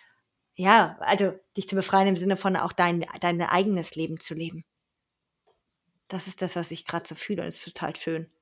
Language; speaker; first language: German; native; German